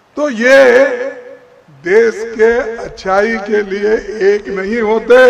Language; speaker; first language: Hindi; non-native, local second language; Kannada